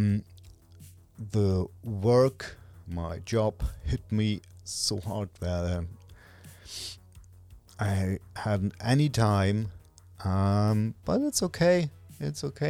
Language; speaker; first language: English; non-native, learner; German